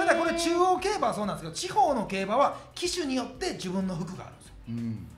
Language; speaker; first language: Japanese; native; Japanese